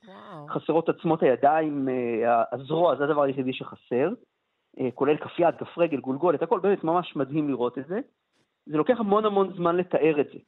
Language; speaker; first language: Hebrew; native; Hebrew